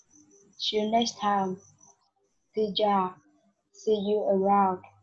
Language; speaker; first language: English; non-native, learner; Vietnamese